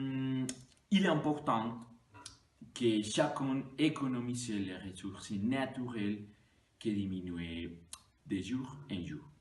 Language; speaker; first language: French; non-native, learner; Spanish